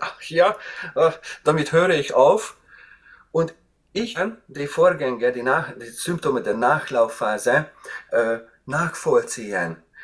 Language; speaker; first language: German; non-native, fluent; Hungarian